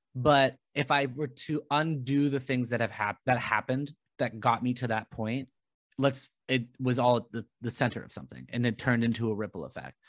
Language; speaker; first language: English; native; English